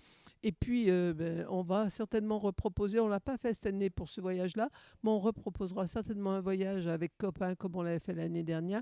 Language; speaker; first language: French; native; French